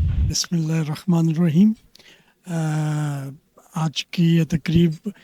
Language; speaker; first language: Urdu; native; Urdu